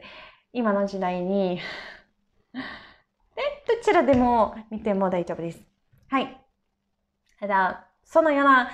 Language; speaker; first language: Japanese; non-native, fluent; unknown